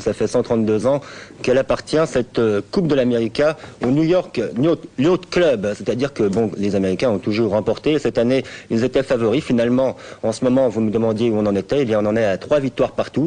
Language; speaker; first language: French; native; French